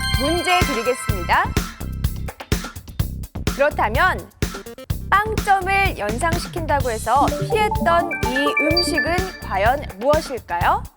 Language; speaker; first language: Korean; native; Korean